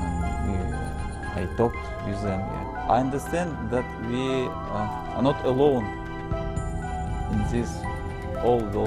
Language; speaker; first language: English; non-native, fluent; Russian